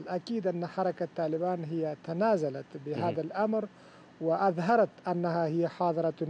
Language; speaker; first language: Arabic; non-native, fluent; Persian